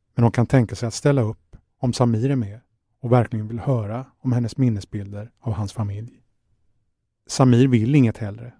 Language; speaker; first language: Swedish; native; Swedish